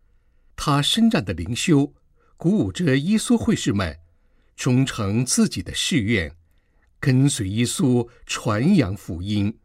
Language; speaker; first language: Chinese; native; Chinese